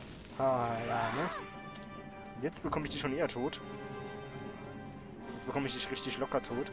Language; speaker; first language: German; native; German